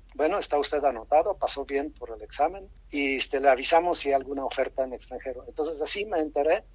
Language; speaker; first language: Spanish; non-native, fluent; Polish